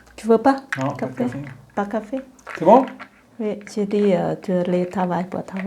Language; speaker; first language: French; non-native, learner; Thai